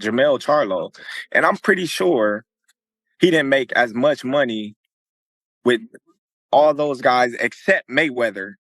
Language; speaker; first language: English; native; English